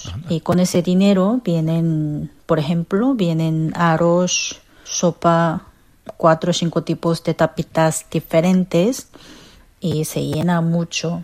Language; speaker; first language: Spanish; non-native, fluent; Korean